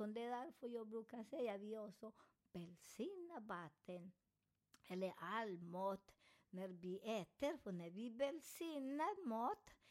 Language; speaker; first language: Swedish; non-native, fluent; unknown